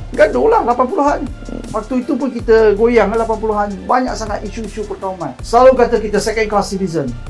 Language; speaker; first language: Malay; non-native, local second language; Chinese